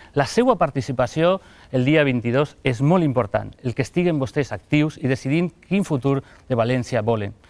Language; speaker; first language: Catalan; non-native, local second language; Spanish